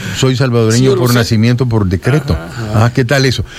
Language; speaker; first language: Spanish; native; Spanish